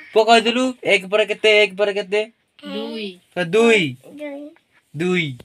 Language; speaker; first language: Hindi; non-native, local second language; Odia